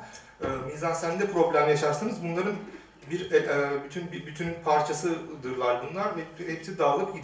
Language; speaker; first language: Turkish; native; Turkish